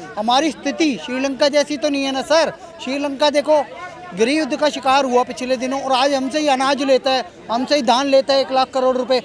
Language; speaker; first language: Hindi; native; Hindi